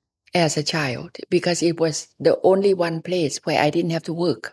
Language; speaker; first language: English; non-native, fluent; Thai